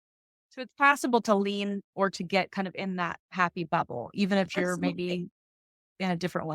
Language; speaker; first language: English; native; English